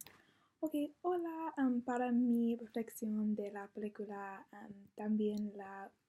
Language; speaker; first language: Spanish; non-native, learner; English